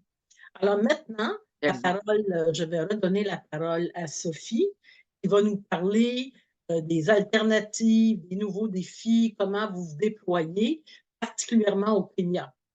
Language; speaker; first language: French; native; French